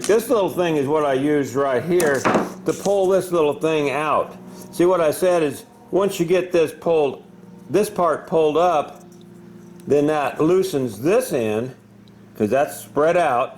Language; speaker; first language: English; native; English